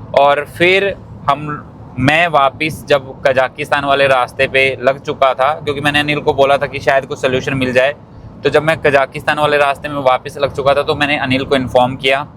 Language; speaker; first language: Hindi; native; Hindi